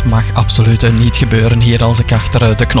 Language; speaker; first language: Dutch; native; Dutch